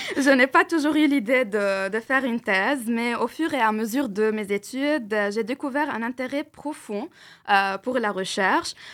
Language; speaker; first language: French; non-native, local second language; Arabic